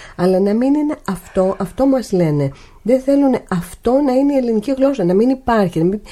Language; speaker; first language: Greek; native; Greek